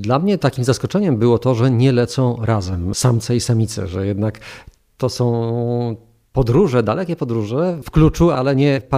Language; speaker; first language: Polish; native; Polish